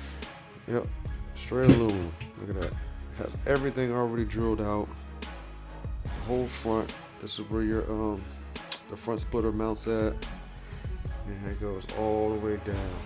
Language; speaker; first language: English; native; English